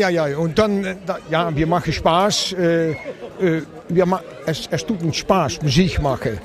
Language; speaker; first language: German; non-native, learner; Dutch